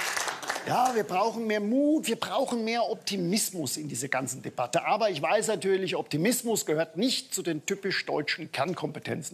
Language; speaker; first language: German; native; German